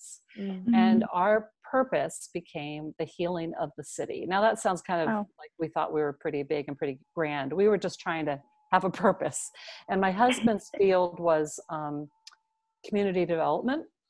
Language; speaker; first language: English; native; English